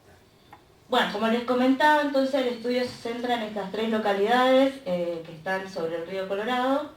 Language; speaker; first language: Spanish; native; Spanish